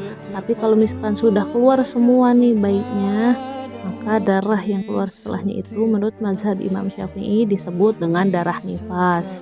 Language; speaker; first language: Indonesian; native; Indonesian